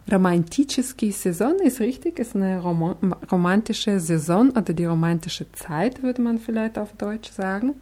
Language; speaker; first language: German; non-native, fluent; Russian